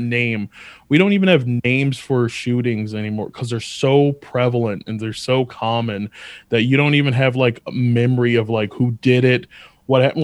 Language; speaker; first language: English; native; English